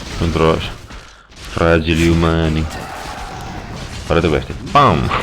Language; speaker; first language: Italian; native; Italian